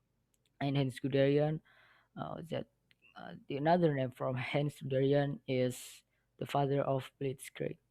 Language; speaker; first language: English; non-native, learner; Indonesian